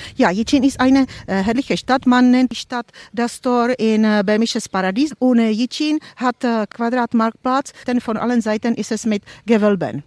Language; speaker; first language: German; non-native, fluent; Czech